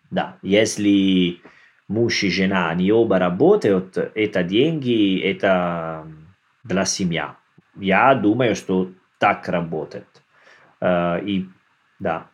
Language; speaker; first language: Russian; non-native, learner; Italian